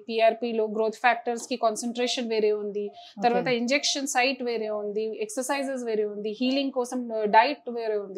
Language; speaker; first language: Telugu; non-native, local second language; Hindi